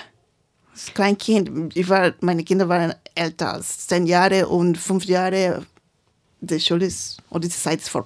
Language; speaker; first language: German; non-native, learner; Spanish